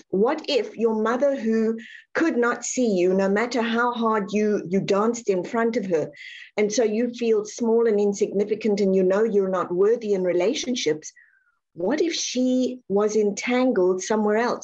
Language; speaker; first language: English; native; English